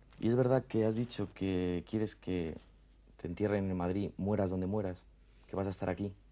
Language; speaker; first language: Spanish; native; Spanish